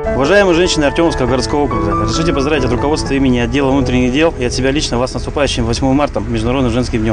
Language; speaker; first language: Russian; native; Russian